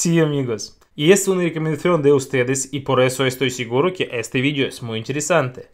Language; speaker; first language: Spanish; non-native, learner; Russian